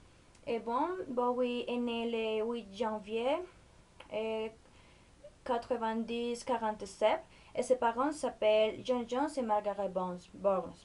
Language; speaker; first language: French; non-native, learner; Spanish